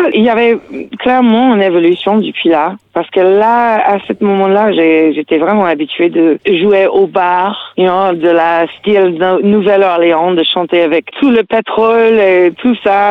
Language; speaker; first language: French; non-native, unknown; English